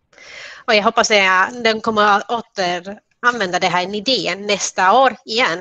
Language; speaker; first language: Swedish; non-native, fluent; Spanish